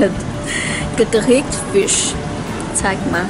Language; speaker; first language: German; non-native, learner; Chinese